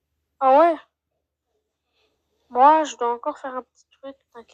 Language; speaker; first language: French; native; French